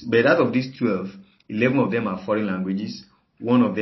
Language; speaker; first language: English; non-native, local second language; Yoruba